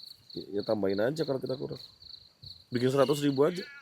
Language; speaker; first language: Indonesian; native; Indonesian